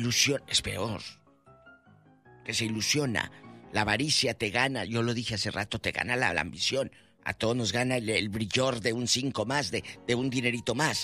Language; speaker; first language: Spanish; native; Spanish